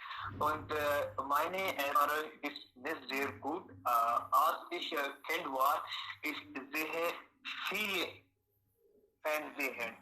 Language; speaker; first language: German; non-native, learner; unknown